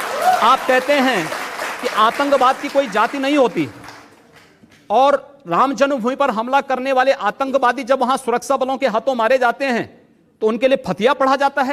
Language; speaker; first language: Hindi; native; Hindi